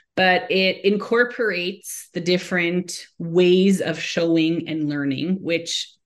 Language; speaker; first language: English; native; English